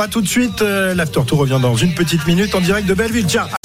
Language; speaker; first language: French; native; French